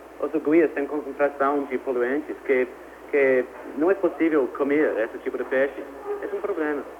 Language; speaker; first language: Portuguese; non-native, learner; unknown